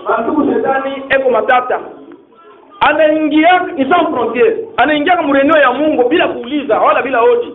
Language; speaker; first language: Swahili; native; Swahili